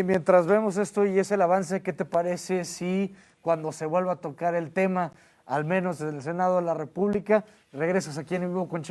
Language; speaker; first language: Spanish; native; Spanish